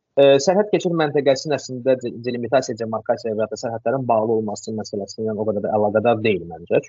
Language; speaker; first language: Azerbaijani; non-native, local second language; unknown